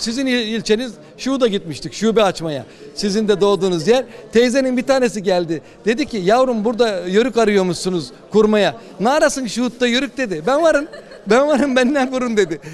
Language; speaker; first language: Turkish; native; Turkish